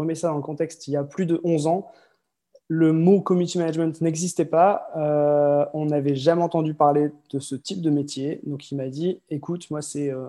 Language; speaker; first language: French; native; French